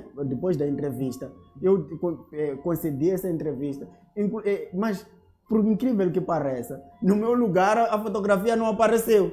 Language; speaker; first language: Portuguese; native; Portuguese